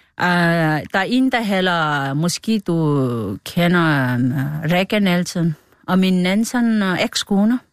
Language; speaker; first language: Danish; non-native, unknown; Nepali